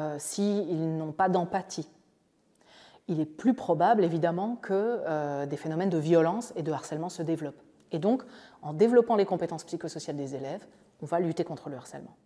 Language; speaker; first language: French; native; French